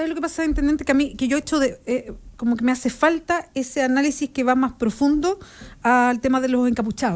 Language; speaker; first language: Spanish; native; Spanish